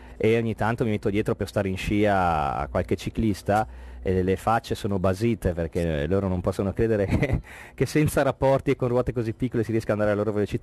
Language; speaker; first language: Italian; native; Italian